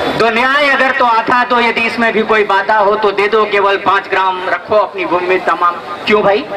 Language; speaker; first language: Hindi; non-native, local second language; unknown